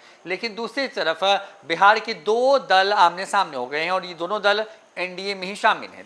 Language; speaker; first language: Hindi; native; Hindi